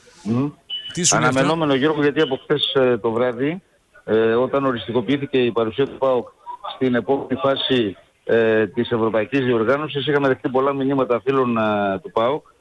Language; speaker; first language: Greek; native; Greek